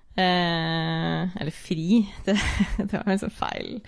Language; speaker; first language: Norwegian; early bilingual, other home language; English